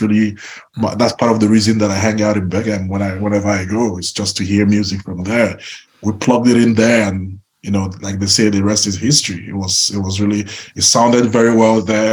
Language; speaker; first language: English; non-native, local second language; Igbo